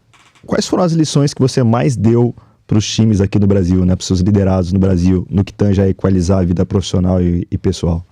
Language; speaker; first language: Portuguese; native; Portuguese